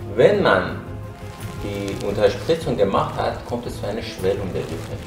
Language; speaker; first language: German; non-native, fluent; Persian